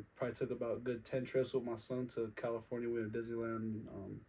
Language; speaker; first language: English; native; English